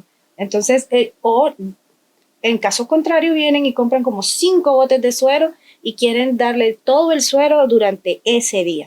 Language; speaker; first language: Spanish; native; Spanish